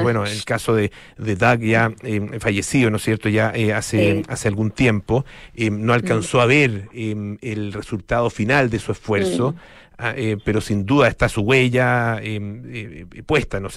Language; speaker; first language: Spanish; native; Spanish